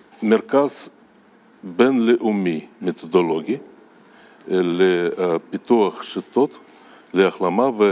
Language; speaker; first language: Hebrew; non-native, fluent; Russian